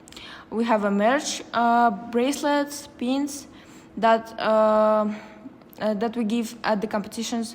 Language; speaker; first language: English; non-native, fluent; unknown